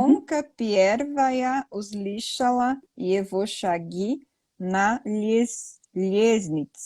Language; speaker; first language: Russian; non-native, learner; Portuguese